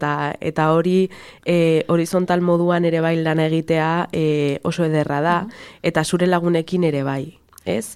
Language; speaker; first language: Basque; non-native, local second language; Spanish